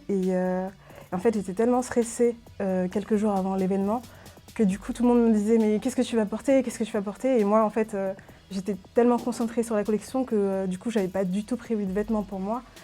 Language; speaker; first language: French; early bilingual, other home language; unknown